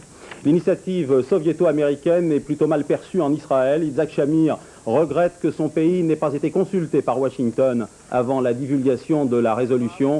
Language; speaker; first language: French; native; French